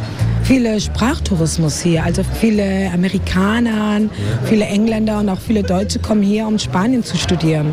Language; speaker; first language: German; non-native, fluent; Spanish